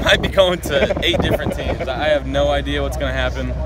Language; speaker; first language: English; native; English